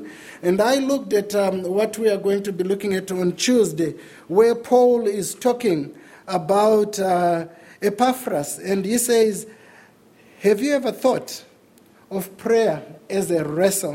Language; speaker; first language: English; non-native, local second language; Shona